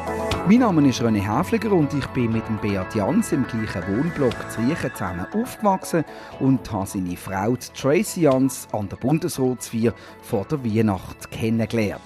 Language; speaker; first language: German; native; German